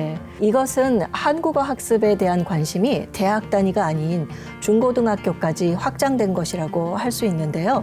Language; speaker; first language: Korean; native; Korean